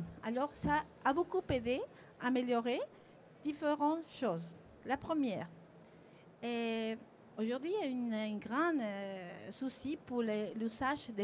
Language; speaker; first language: French; non-native, fluent; Spanish